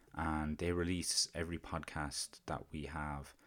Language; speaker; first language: English; native; English